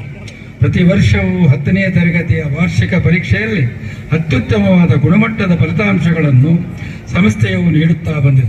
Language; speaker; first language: Kannada; native; Kannada